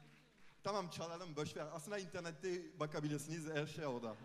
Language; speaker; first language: Turkish; non-native, fluent; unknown